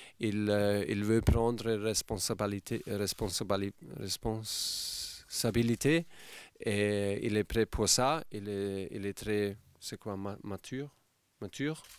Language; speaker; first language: French; non-native, fluent; German